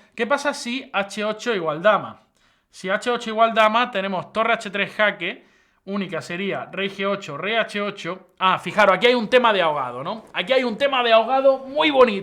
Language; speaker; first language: Spanish; native; Spanish